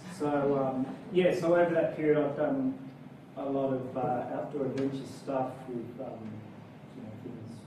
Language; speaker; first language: English; native; English